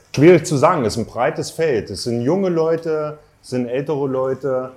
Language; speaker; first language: German; native; German